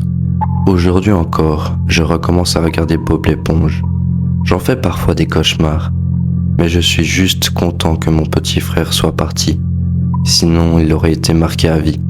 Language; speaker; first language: French; native; French